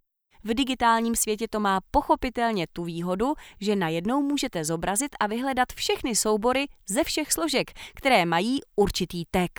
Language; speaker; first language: Czech; native; Czech